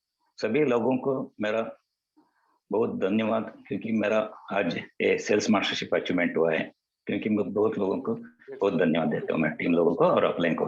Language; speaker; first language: Hindi; non-native, local second language; Kannada